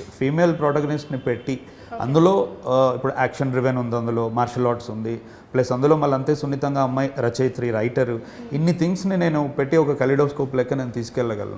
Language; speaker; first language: Telugu; native; Telugu